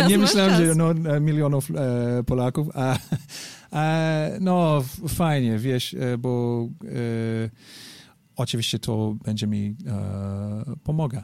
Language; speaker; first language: Polish; non-native, learner; English